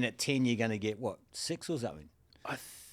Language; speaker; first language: English; native; English